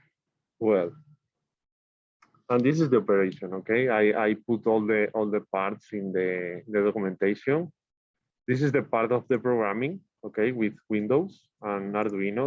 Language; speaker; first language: English; non-native, learner; Spanish